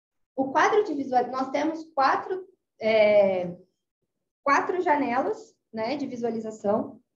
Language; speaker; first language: Portuguese; native; Portuguese